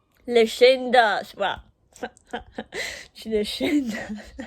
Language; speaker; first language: Portuguese; non-native, learner; German